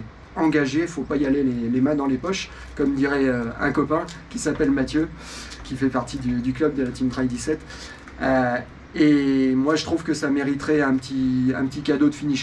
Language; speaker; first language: French; native; French